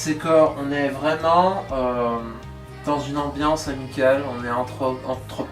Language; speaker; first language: French; native; French